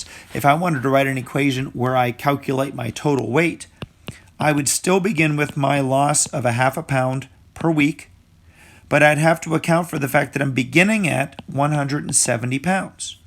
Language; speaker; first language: English; native; English